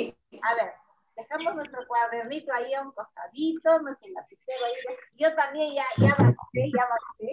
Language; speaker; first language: Spanish; native; Spanish